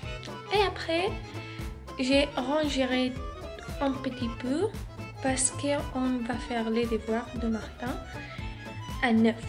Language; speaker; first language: French; non-native, learner; Spanish